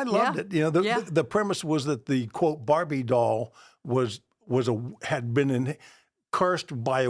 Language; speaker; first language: English; native; English